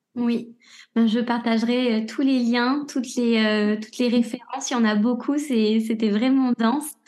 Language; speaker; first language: French; native; French